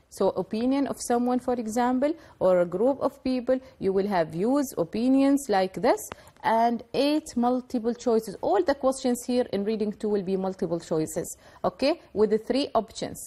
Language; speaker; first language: English; non-native, fluent; Arabic